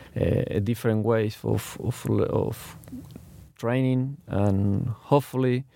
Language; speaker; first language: English; non-native, learner; Spanish